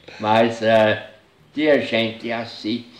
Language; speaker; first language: Portuguese; non-native, fluent; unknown